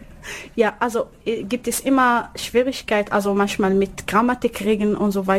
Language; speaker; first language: German; non-native, learner; Arabic